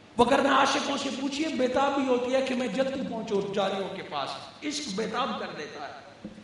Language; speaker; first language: Urdu; non-native, local second language; Punjabi